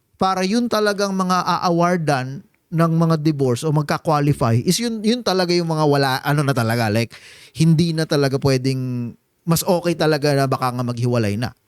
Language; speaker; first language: Filipino; native; Filipino